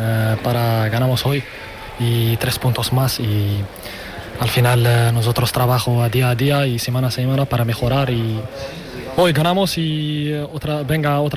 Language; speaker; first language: Spanish; non-native, learner; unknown